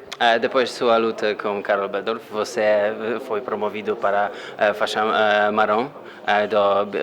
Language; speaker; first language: Portuguese; non-native, fluent; Polish